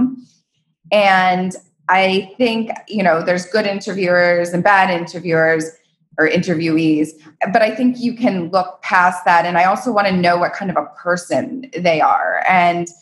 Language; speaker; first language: English; native; English